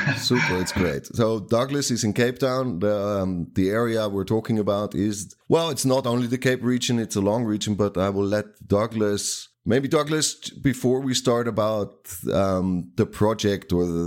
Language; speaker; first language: English; non-native, fluent; Dutch